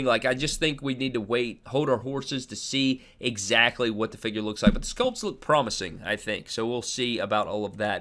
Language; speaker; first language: English; native; English